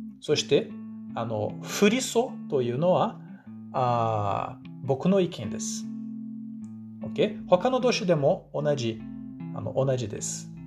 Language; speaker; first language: Japanese; non-native, fluent; Portuguese